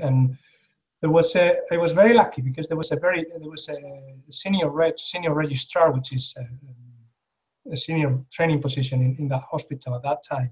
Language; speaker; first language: English; non-native, fluent; Spanish